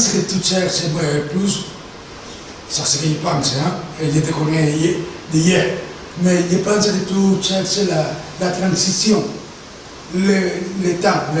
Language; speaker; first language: French; non-native, fluent; Spanish